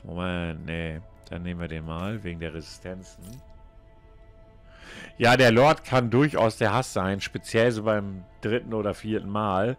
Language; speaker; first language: German; native; German